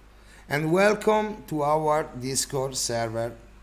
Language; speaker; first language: English; non-native, learner; Italian